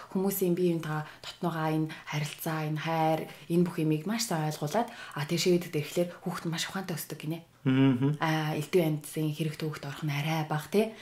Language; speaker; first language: Mongolian; native; Mongolian